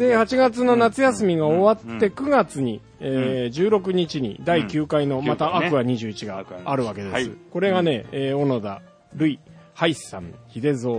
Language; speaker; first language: Japanese; native; Japanese